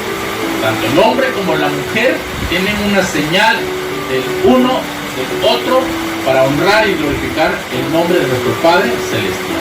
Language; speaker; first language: Spanish; native; Spanish